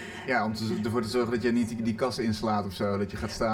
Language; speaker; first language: Dutch; native; Dutch